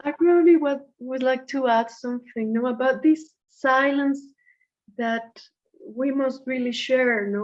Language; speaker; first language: English; non-native, fluent; Spanish